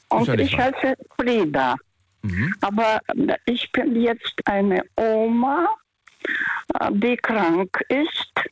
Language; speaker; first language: German; non-native, fluent; Russian